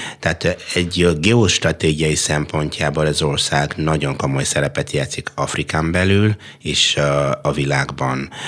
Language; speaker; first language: Hungarian; non-native, fluent; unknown